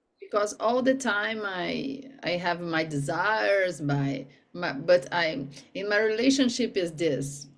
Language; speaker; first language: English; non-native, learner; Portuguese